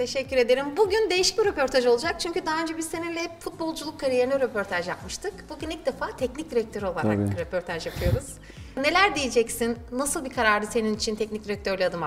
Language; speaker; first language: Turkish; native; Turkish